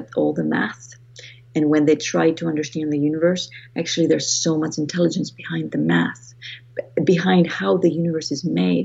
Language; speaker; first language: English; non-native, fluent; Greek